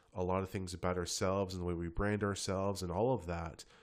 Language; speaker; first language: English; native; English